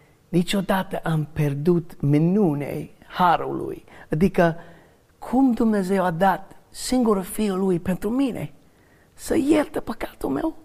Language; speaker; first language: Romanian; non-native, learner; English